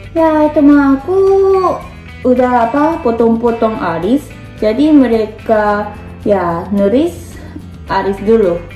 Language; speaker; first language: Indonesian; non-native, learner; Japanese